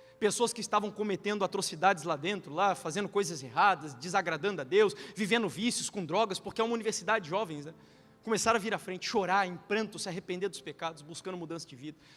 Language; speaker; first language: Portuguese; native; Portuguese